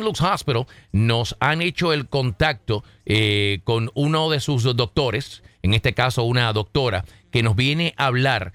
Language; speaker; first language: Spanish; native; Spanish